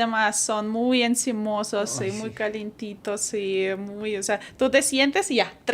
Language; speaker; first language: Spanish; non-native, fluent; Ukrainian